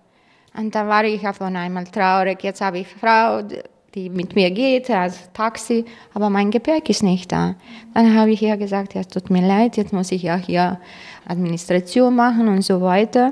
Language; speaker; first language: German; non-native, fluent; Croatian